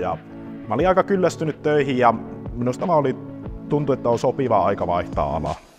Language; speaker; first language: Finnish; native; Finnish